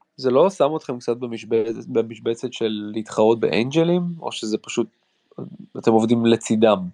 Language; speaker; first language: Hebrew; native; Hebrew